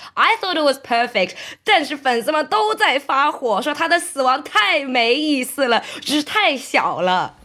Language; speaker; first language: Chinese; native; Chinese